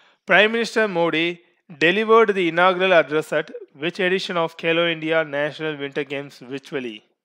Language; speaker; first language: English; non-native, local second language; Tamil